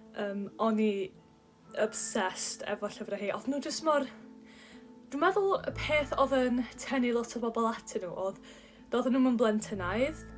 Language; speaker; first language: Welsh; native; Welsh